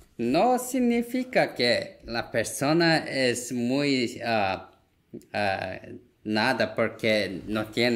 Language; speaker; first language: Spanish; non-native, fluent; Korean